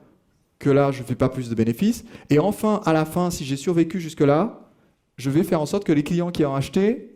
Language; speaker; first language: French; native; French